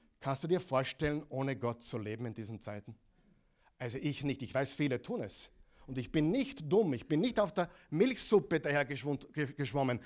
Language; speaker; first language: German; non-native, fluent; English